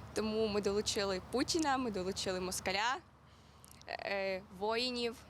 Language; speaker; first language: Ukrainian; native; Ukrainian